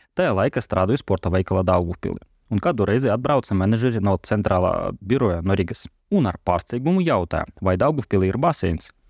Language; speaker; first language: Latvian; non-native, local second language; Russian